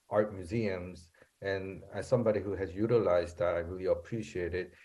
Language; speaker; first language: English; non-native, fluent; Korean